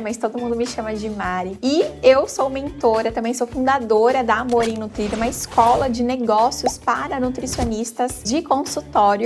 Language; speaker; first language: Portuguese; native; Portuguese